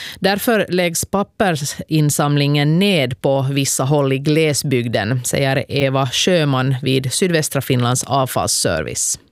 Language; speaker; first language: Swedish; native; Swedish